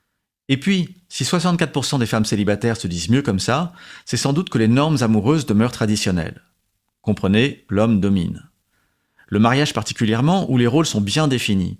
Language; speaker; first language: French; native; French